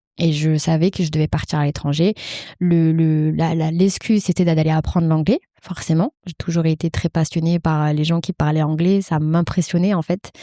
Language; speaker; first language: French; early bilingual, other home language; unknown